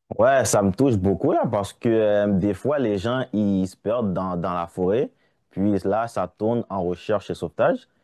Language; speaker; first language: French; non-native, local second language; Haitian Creole